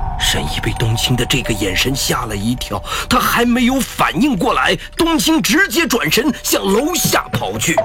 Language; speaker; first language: Chinese; native; Chinese